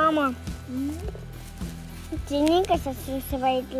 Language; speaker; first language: Russian; early bilingual, heritage; Russian